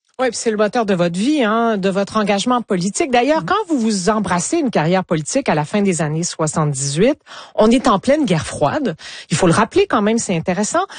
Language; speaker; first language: French; native; French